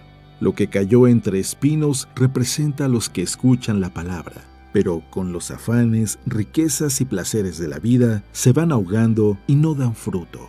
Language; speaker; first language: Spanish; native; Spanish